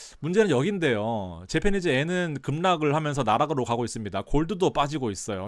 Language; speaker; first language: Korean; native; Korean